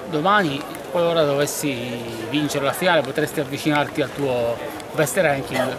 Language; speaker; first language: Italian; native; Italian